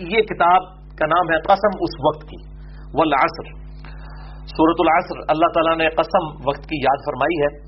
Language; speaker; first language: Urdu; non-native, local second language; Punjabi